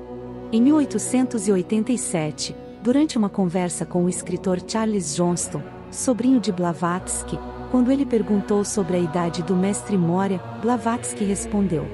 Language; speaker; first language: Portuguese; native; Portuguese